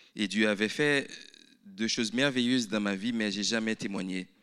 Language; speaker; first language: French; native; French